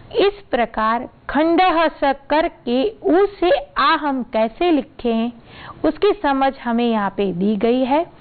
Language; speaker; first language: Hindi; non-native, local second language; Gujarati